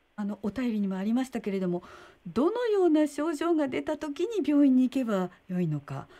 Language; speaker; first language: Japanese; native; Japanese